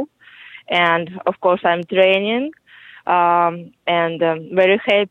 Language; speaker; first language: English; non-native, fluent; Russian